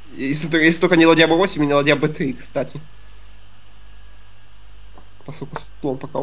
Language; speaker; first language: Russian; native; Russian